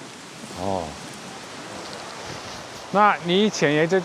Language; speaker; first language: Chinese; non-native, fluent; Dutch